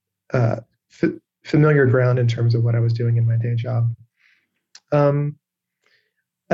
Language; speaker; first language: English; native; English